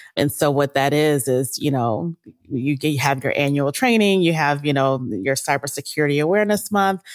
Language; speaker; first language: English; native; English